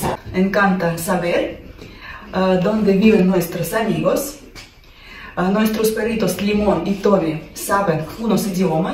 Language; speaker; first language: Spanish; non-native, fluent; Russian